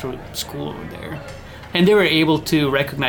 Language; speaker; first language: English; non-native, fluent; Bosnian